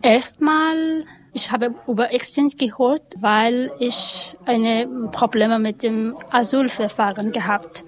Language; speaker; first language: German; non-native, learner; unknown